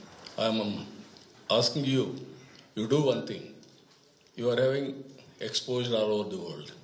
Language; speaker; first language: English; non-native, local second language; Telugu